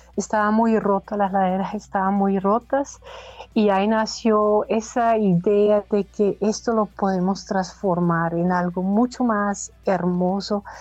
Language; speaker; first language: Spanish; non-native, fluent; German